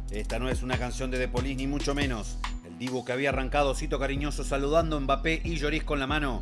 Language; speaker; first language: Spanish; native; Spanish